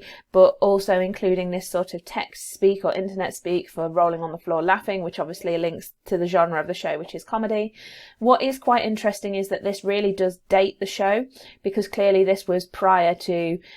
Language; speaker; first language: English; native; English